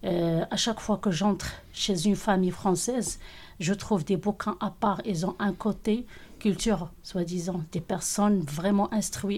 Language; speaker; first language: French; non-native, local second language; Arabic